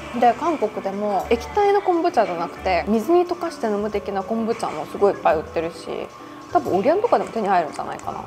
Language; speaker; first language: Japanese; native; Japanese